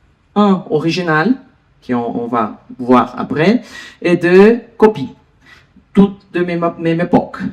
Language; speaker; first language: French; non-native, learner; Portuguese